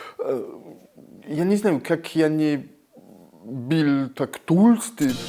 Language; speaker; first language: Russian; non-native, learner; French